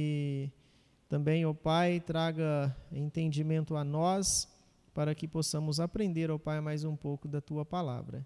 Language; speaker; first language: Portuguese; native; Portuguese